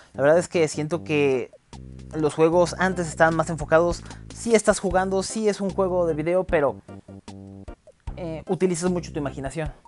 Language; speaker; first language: Spanish; native; Spanish